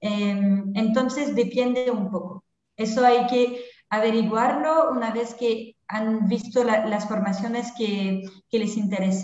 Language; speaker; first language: Spanish; non-native, fluent; French